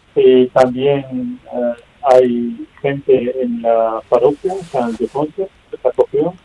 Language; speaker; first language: Spanish; non-native, learner; Arabic